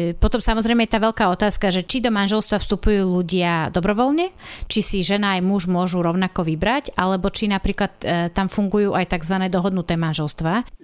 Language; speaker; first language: Slovak; native; Slovak